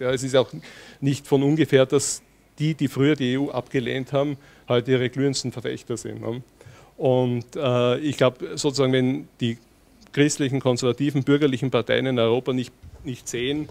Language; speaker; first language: German; native; German